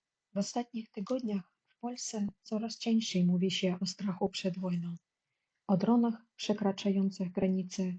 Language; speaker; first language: Polish; non-native, fluent; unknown